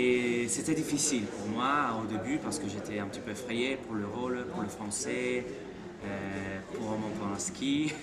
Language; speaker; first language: French; non-native, fluent; Italian